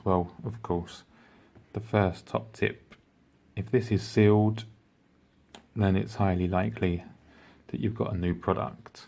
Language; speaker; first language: English; native; English